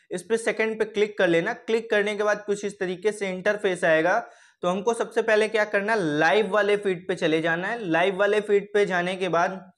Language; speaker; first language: Hindi; native; Hindi